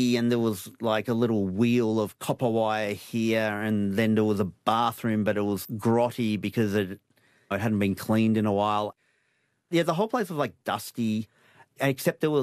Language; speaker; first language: English; native; English